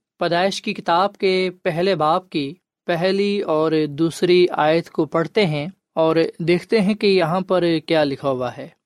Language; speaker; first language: Urdu; non-native, local second language; Punjabi